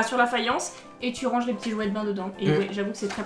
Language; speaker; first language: French; native; French